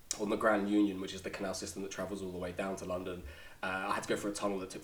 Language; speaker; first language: English; native; English